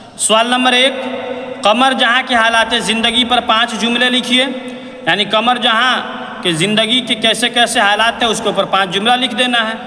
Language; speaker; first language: Urdu; native; Urdu